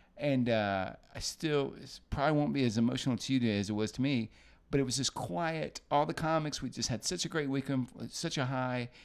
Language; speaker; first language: English; native; English